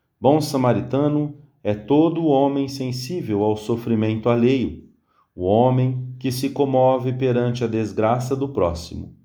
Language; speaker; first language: Portuguese; native; Portuguese